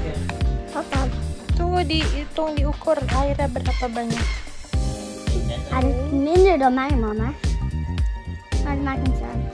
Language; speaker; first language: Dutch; early bilingual, other home language; Indonesian